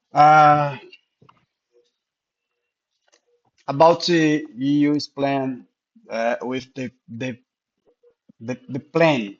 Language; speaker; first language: English; non-native, learner; Portuguese